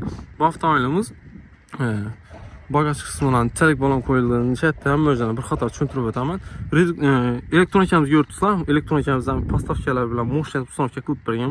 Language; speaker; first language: Uzbek; native; Uzbek